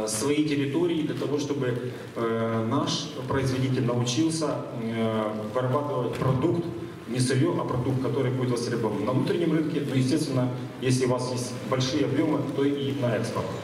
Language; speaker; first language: Russian; native; Russian